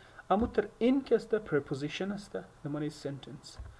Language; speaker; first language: English; non-native, learner; Hazaragi